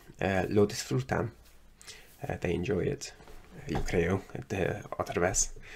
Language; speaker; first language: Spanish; non-native, learner; English